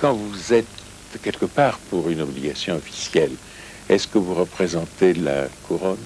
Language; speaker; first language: French; early bilingual, other home language; Russian